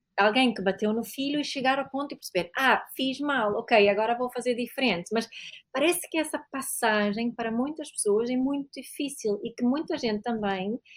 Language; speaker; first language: Portuguese; non-native, fluent; Serbian